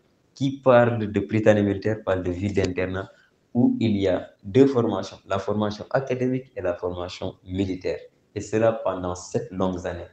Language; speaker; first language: French; non-native, local second language; Wolof